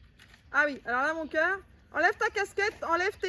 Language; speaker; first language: French; native; French